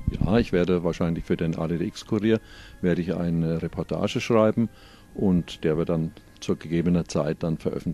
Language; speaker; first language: German; native; German